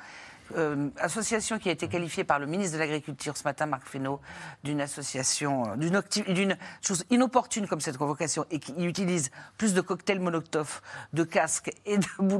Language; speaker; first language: French; native; French